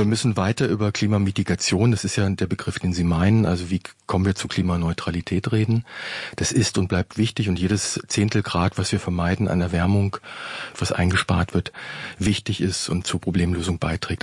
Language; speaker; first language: German; native; German